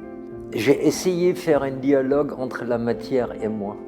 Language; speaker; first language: French; non-native, fluent; German